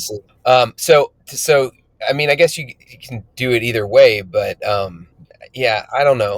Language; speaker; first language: English; native; English